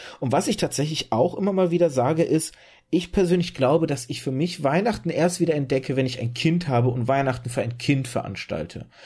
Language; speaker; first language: German; early bilingual, other home language; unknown